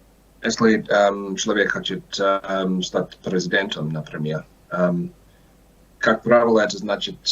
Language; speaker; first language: Russian; non-native, learner; English